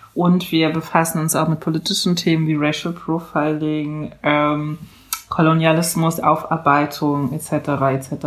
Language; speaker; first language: German; early bilingual, other home language; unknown